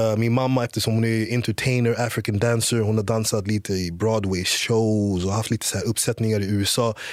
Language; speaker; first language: Swedish; early bilingual, other home language; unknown